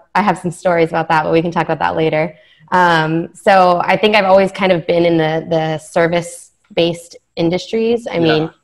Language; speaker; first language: English; native; English